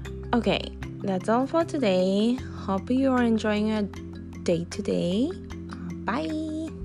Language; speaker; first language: English; non-native, fluent; Japanese